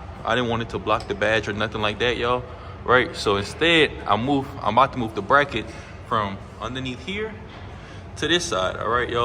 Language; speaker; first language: English; native; English